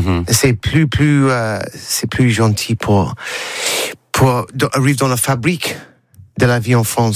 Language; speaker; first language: French; non-native, learner; English